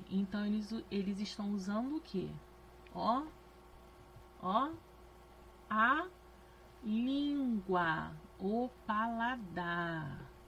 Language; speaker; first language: Portuguese; native; Portuguese